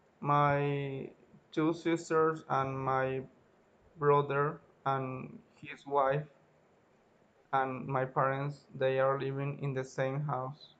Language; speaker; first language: English; non-native, learner; Spanish